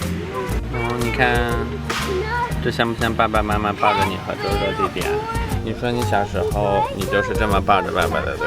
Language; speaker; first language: Chinese; native; Chinese